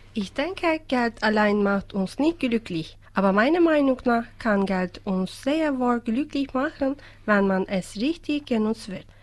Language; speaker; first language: German; non-native, fluent; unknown